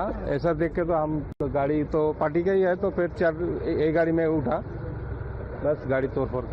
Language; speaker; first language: Hindi; non-native, local second language; Bangla